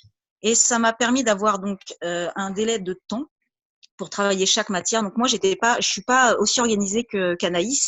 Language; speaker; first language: French; native; French